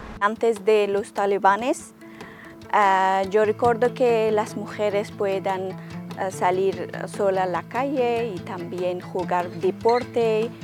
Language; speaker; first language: Spanish; non-native, learner; Persian